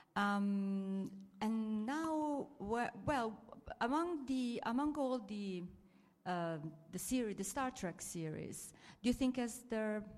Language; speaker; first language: English; non-native, fluent; Italian